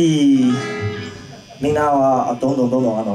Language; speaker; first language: Japanese; non-native, learner; Chinese